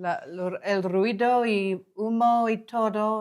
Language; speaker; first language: Spanish; non-native, learner; English